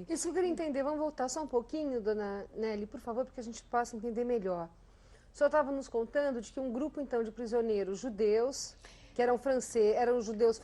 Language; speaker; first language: Portuguese; native; Portuguese